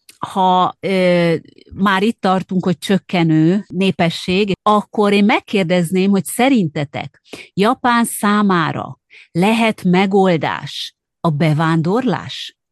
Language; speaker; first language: Hungarian; native; Hungarian